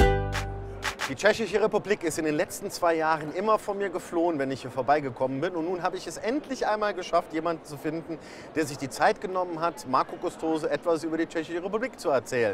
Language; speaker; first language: German; native; German